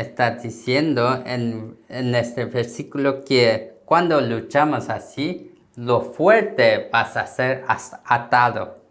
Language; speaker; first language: Spanish; non-native, learner; Korean